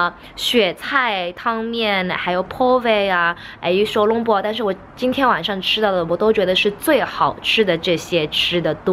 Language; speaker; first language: Chinese; early bilingual, heritage; Chinese